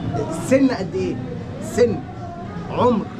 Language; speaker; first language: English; non-native, learner; Arabic